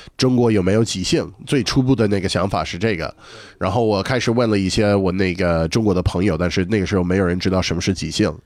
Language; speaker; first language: Chinese; non-native, fluent; English